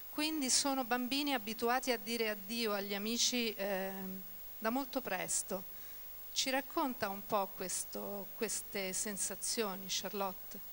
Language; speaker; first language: Italian; native; Italian